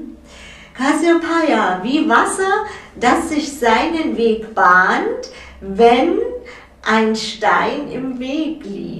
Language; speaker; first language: German; native; German